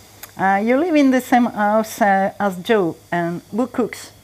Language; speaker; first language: English; non-native, learner; French